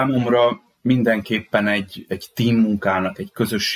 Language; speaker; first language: Hungarian; native; Hungarian